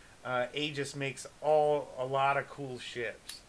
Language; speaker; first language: English; native; English